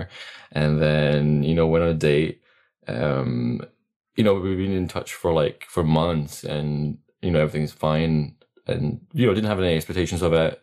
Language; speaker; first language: English; non-native, fluent; Latvian